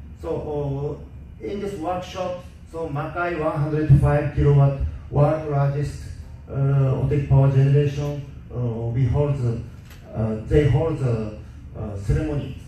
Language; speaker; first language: English; non-native, learner; Japanese